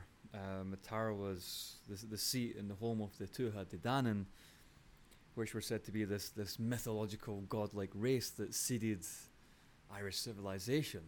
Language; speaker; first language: English; native; English